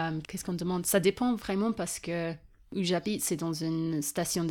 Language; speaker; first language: French; non-native, fluent; English